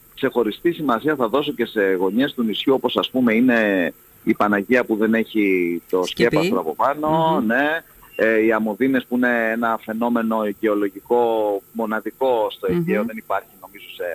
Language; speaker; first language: Greek; native; Greek